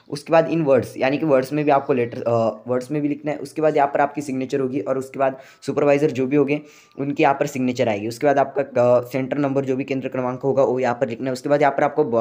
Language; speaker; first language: Hindi; non-native, local second language; Marathi